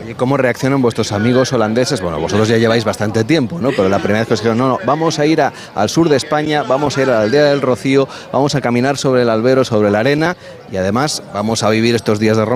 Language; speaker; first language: Spanish; native; Spanish